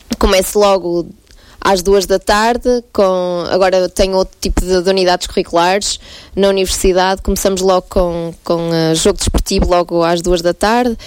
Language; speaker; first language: Portuguese; native; Portuguese